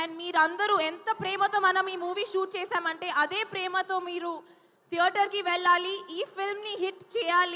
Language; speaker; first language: Telugu; non-native, fluent; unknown